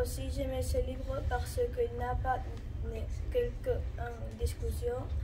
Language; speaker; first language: French; non-native, learner; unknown